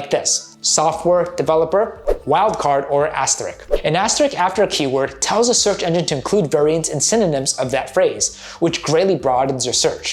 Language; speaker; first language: English; native; English